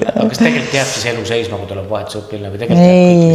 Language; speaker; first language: Estonian; native; Estonian